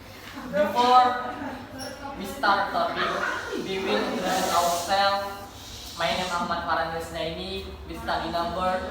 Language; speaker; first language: English; non-native, local second language; Indonesian